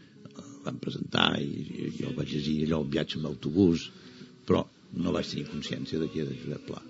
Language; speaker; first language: Catalan; native; Catalan